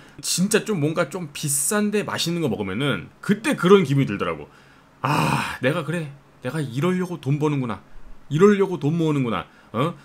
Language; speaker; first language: Korean; native; Korean